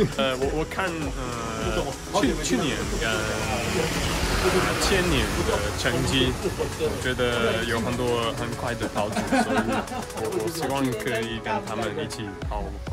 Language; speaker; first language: Chinese; non-native, fluent; English